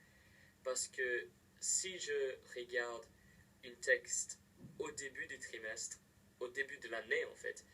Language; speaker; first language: French; non-native, fluent; English